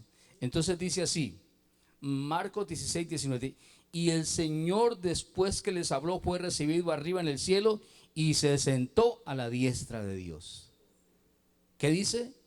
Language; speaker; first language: Spanish; native; Spanish